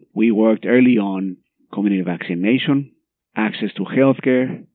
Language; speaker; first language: English; non-native, fluent; Spanish